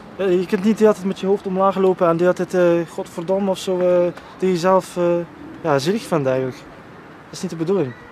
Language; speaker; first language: Dutch; early bilingual, other home language; Polish